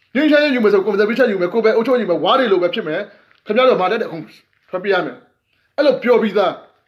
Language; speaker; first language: Burmese; non-native, local second language; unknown